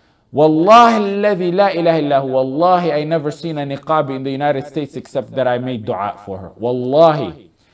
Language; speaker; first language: English; early bilingual, other home language; Arabic